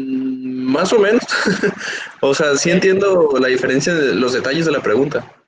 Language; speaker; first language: Spanish; native; Spanish